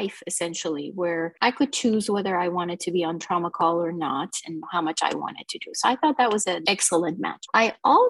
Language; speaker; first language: English; non-native, fluent; Persian